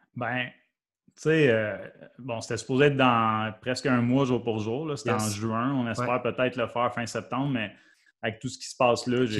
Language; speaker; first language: French; native; French